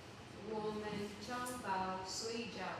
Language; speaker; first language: Chinese; non-native, learner; Filipino